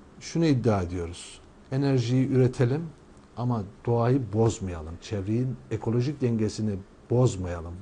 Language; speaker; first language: Turkish; native; Turkish